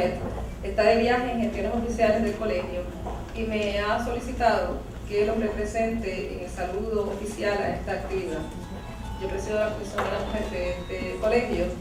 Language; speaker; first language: Spanish; native; Spanish